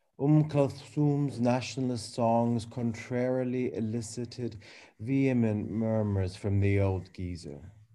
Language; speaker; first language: English; early bilingual, other home language; Arabic